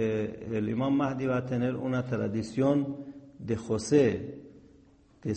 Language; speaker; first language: Spanish; non-native, fluent; Persian